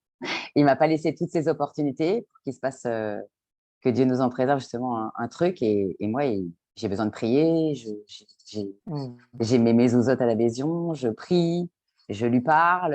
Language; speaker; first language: French; native; French